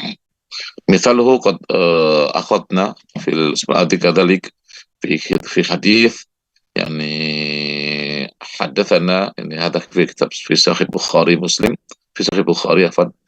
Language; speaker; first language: Arabic; non-native, fluent; Indonesian